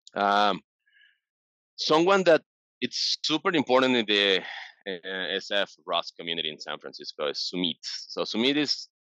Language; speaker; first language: English; non-native, fluent; Spanish